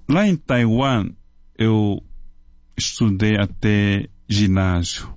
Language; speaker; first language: Portuguese; non-native, fluent; Chinese